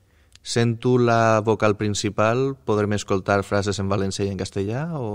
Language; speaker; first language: Catalan; native; Catalan